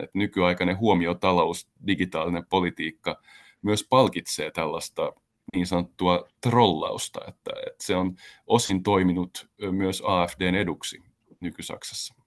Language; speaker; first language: Finnish; native; Finnish